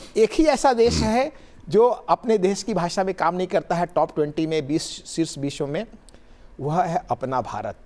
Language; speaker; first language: Hindi; native; Hindi